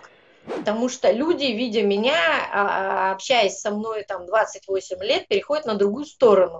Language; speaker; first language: Russian; native; Russian